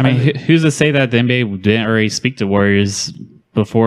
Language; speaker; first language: English; native; English